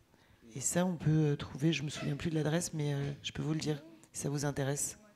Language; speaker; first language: French; native; French